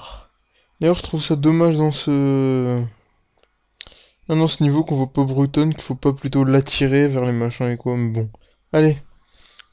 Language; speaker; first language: French; native; French